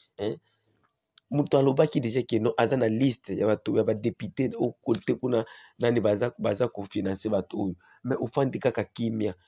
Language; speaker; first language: Lingala; non-native, local second language; Swahili